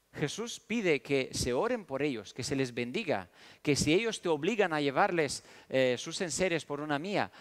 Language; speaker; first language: Spanish; early bilingual, other home language; Romanian